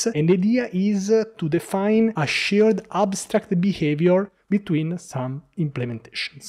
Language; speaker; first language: English; non-native, fluent; Italian